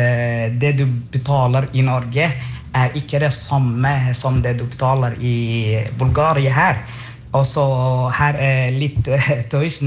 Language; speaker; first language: Norwegian; non-native, fluent; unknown